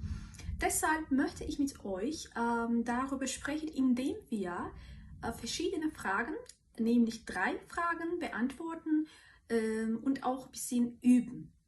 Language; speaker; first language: German; non-native, fluent; Turkish